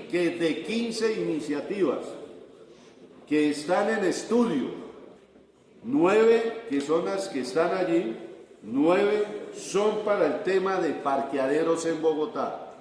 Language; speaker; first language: Spanish; native; Spanish